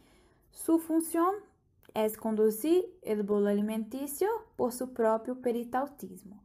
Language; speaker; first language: Portuguese; non-native, learner; Spanish